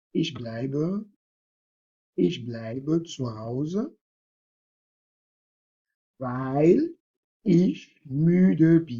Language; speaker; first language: German; non-native, fluent; French